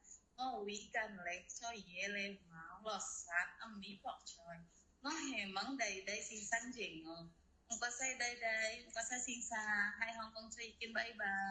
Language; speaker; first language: Cantonese; non-native, learner; Indonesian